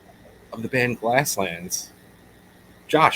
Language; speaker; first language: English; native; English